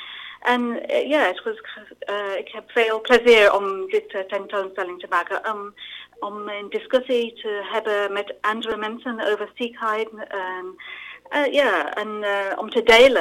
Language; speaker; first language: Dutch; non-native, learner; English